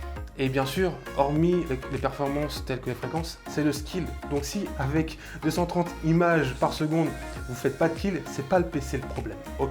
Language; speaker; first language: French; native; French